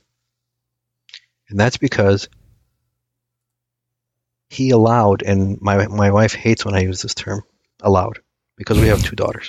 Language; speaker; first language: English; early bilingual, other home language; Assyrian Neo-Aramaic